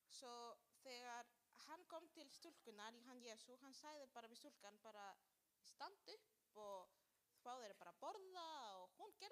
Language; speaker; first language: Icelandic; non-native, learner; Spanish